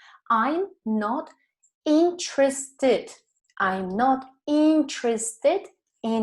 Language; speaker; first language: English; non-native, fluent; Spanish